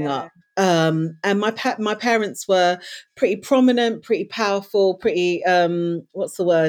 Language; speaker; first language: English; native; English